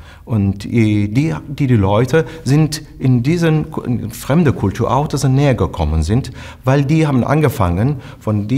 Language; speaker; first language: German; non-native, fluent; Turkish